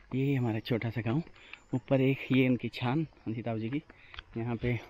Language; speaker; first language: Hindi; native; Hindi